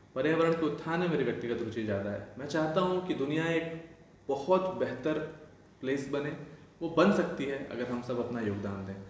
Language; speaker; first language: Hindi; non-native, local second language; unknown